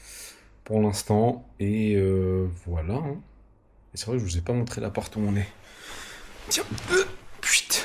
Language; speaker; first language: French; native; French